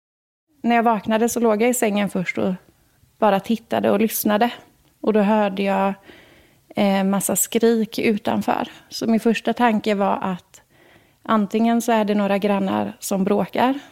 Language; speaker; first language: Swedish; native; Swedish